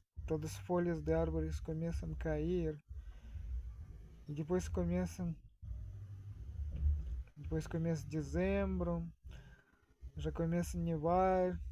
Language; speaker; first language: Portuguese; non-native, fluent; Russian